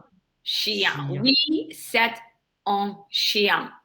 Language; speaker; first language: French; non-native, learner; English